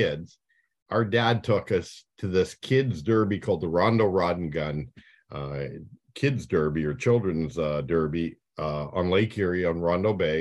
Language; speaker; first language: English; native; English